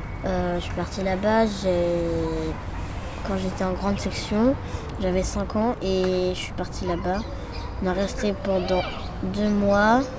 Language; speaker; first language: French; early bilingual, other home language; Arabic